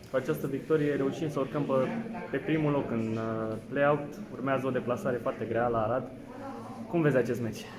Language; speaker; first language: Romanian; native; Romanian